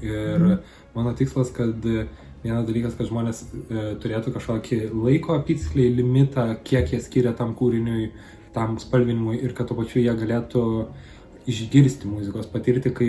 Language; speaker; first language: Lithuanian; native; Lithuanian